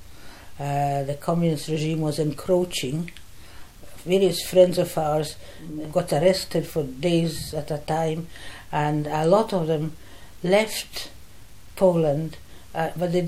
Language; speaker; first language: English; non-native, fluent; Polish